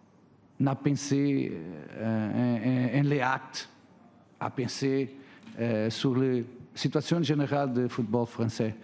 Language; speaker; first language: French; non-native, fluent; Portuguese